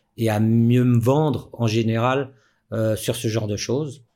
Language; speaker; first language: French; native; French